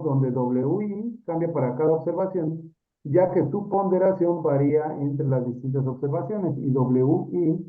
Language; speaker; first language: Spanish; native; Spanish